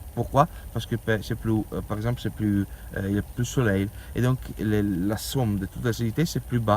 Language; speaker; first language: French; non-native, learner; Italian